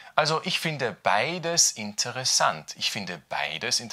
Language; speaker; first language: German; non-native, fluent; Chinese